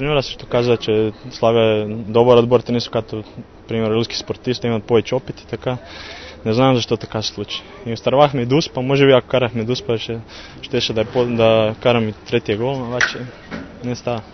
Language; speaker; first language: Bulgarian; non-native, learner; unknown